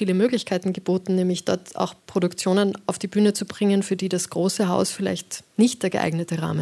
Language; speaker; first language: German; native; German